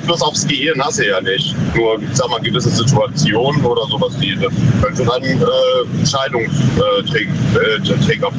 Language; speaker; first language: German; native; German